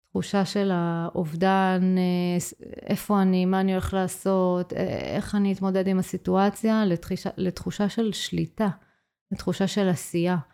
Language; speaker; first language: Hebrew; native; Hebrew